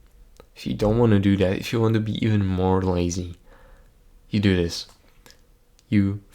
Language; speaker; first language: English; non-native, fluent; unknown